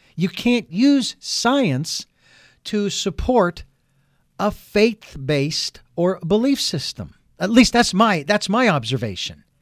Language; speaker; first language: English; native; English